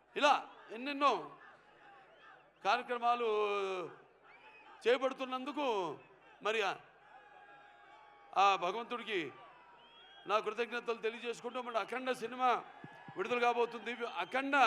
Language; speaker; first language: Telugu; native; Telugu